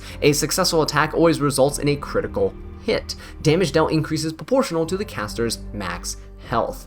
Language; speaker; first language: English; native; English